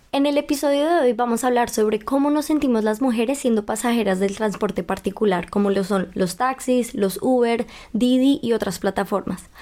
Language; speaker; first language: Spanish; native; Spanish